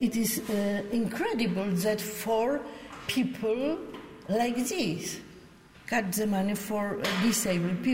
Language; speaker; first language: English; non-native, learner; Polish